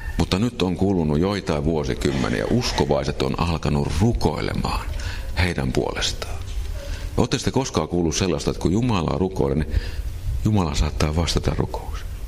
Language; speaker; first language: Finnish; native; Finnish